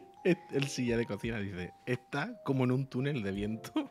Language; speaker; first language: Spanish; native; Spanish